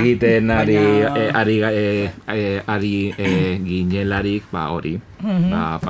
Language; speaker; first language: Basque; non-native, local second language; Spanish